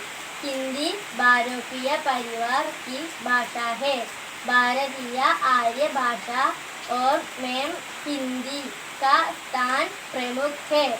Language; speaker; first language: Hindi; non-native, local second language; Malayalam